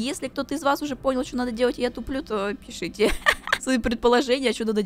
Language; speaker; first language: Russian; native; Russian